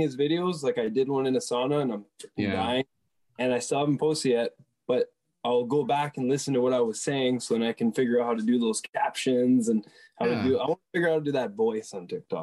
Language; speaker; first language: English; non-native, fluent; French